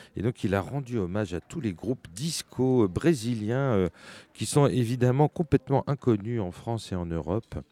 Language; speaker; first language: French; native; French